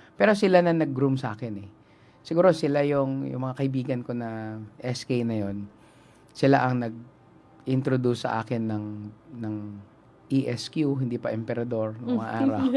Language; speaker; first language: Filipino; native; Filipino